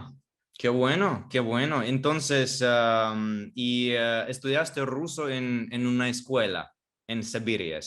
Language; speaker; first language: Spanish; non-native, fluent; Russian